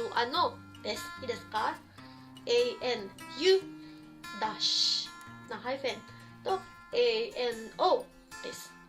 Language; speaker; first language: Japanese; non-native, fluent; Filipino